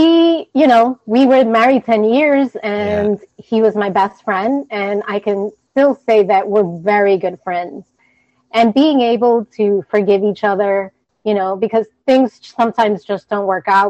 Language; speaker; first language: English; native; English